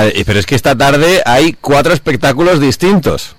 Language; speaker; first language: Spanish; native; Spanish